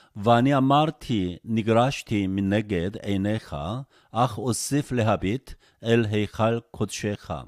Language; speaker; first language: Hebrew; non-native, fluent; Korean